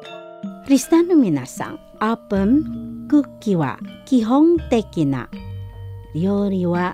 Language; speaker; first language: Japanese; non-native, fluent; Indonesian